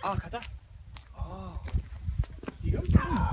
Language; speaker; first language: Korean; non-native, learner; Swedish